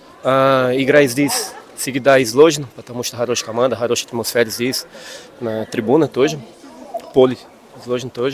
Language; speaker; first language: Russian; non-native, learner; Portuguese